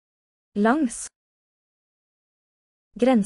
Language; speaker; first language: Norwegian; non-native, learner; English